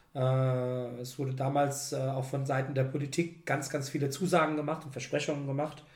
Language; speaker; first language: German; native; German